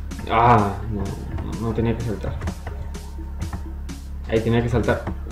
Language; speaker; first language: Spanish; native; Spanish